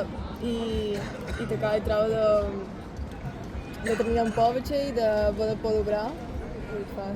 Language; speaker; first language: Bulgarian; early bilingual, heritage; Bulgarian